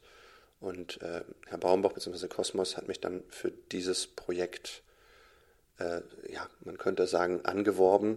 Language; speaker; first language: German; native; German